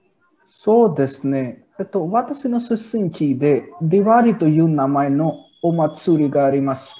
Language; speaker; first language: Japanese; non-native, learner; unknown